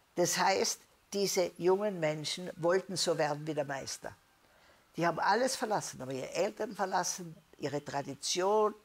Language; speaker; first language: German; native; German